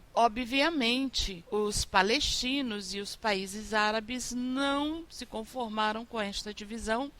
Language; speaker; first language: Portuguese; native; Portuguese